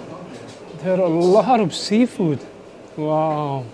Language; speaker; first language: English; non-native, fluent; Korean